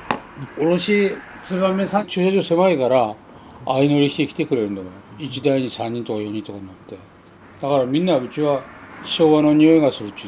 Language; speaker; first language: Japanese; native; Japanese